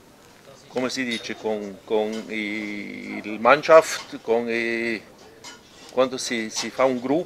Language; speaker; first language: Italian; non-native, local second language; German